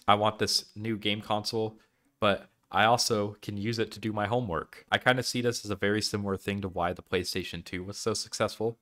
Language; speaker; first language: English; native; English